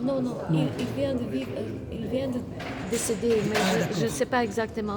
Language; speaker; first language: French; non-native, fluent; Slovenian